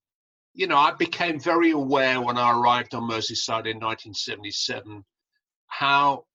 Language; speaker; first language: English; native; English